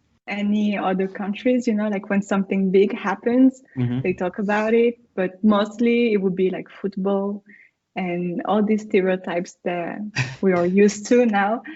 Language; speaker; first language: English; non-native, fluent; French